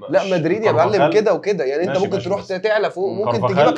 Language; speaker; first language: Arabic; native; Arabic